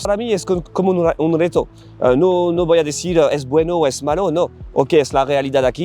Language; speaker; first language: Spanish; non-native, learner; French